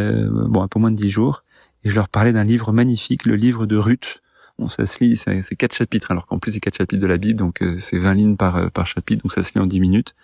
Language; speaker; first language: French; native; French